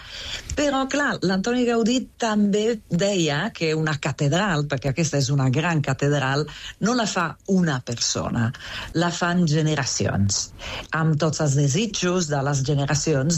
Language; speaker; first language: Catalan; non-native, fluent; Italian